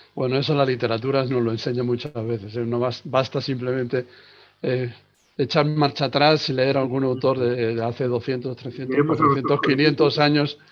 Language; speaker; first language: Spanish; native; Spanish